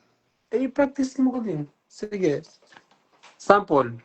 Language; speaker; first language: Filipino; non-native, learner; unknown